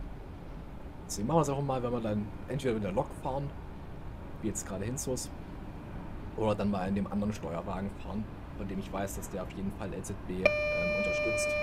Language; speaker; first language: German; native; German